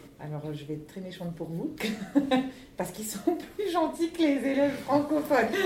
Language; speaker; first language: French; native; French